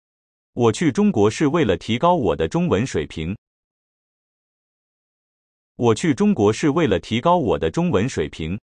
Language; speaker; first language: Chinese; non-native, learner; Japanese